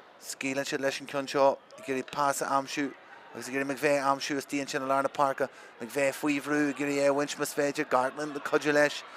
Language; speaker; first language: Irish; native; Irish